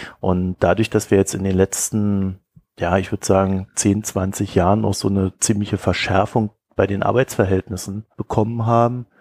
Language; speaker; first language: German; native; German